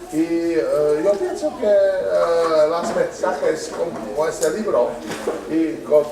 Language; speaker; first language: Spanish; non-native, learner; Czech